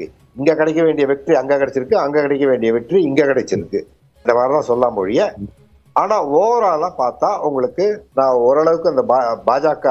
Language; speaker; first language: Tamil; native; Tamil